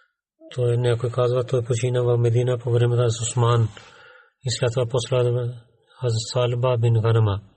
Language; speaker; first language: Bulgarian; non-native, learner; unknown